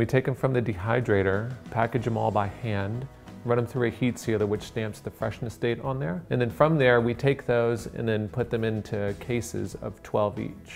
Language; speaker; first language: English; native; English